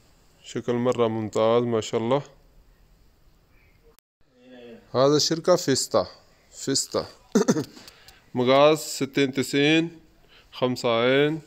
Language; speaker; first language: Arabic; non-native, learner; Urdu